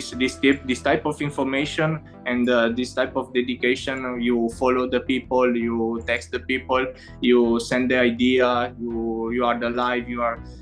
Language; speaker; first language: English; non-native, learner; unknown